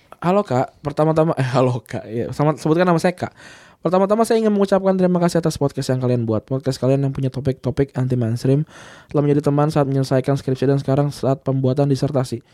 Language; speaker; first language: Indonesian; native; Indonesian